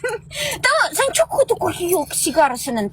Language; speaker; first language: Turkish; non-native, learner; Russian